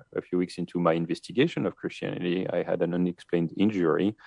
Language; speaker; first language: English; non-native, fluent; French